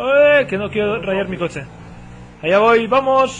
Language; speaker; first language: Spanish; native; Spanish